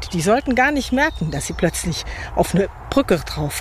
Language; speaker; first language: German; native; German